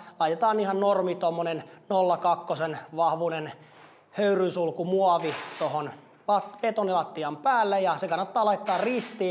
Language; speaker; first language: Finnish; native; Finnish